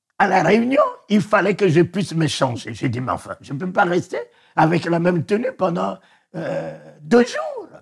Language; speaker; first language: French; non-native, local second language; Sango